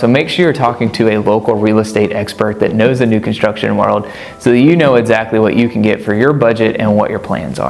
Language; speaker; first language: English; native; English